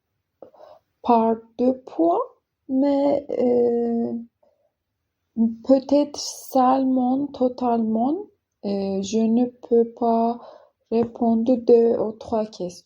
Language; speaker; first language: French; non-native, learner; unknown